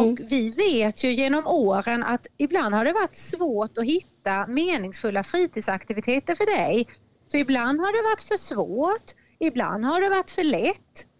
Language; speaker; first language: Swedish; native; Swedish